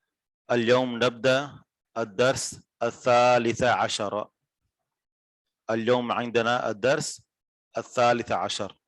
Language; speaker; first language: Arabic; non-native, fluent; Urdu